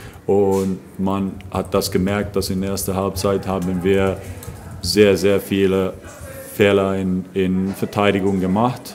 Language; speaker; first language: German; non-native, fluent; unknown